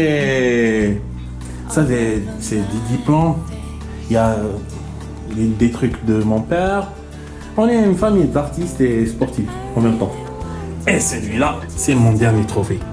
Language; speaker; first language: French; non-native, local second language; Arabic